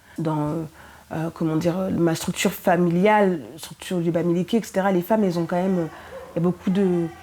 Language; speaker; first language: French; early bilingual, other home language; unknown